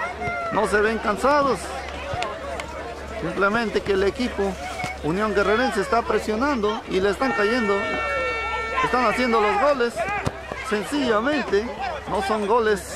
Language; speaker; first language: Spanish; native; Spanish